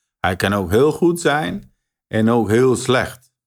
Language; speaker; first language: Dutch; non-native, fluent; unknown